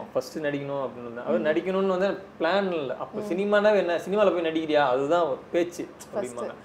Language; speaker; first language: Tamil; native; Tamil